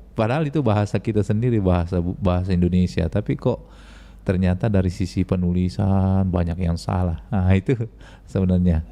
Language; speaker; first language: Indonesian; native; Indonesian